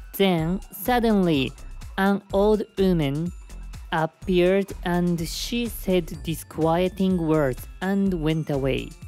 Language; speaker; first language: English; non-native, learner; Japanese